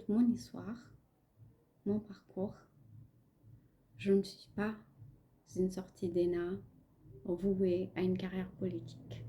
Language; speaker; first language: French; non-native, fluent; Punjabi